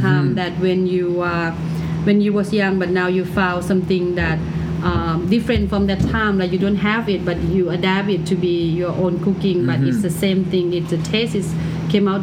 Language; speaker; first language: English; non-native, learner; Thai